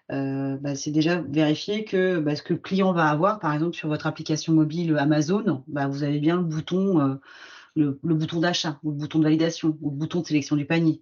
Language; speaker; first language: French; native; French